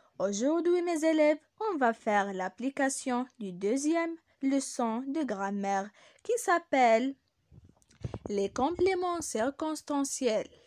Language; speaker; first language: French; non-native, local second language; Arabic